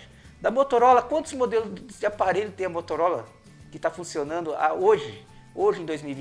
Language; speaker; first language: Portuguese; native; Portuguese